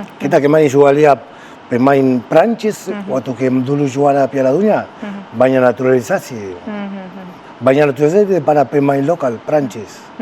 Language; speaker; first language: Indonesian; non-native, fluent; Spanish